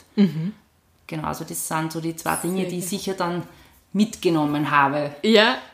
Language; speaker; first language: German; native; German